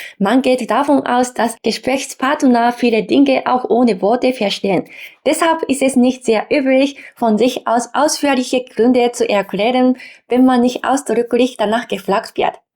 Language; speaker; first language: German; non-native, fluent; Japanese